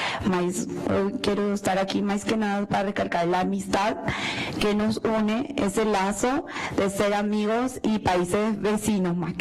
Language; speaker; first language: Portuguese; non-native, learner; Spanish